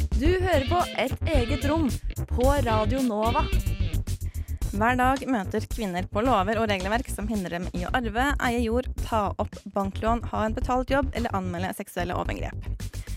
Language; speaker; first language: Norwegian; native; Norwegian